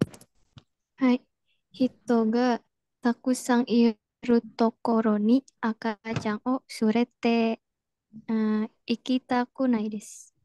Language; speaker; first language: Japanese; non-native, learner; Indonesian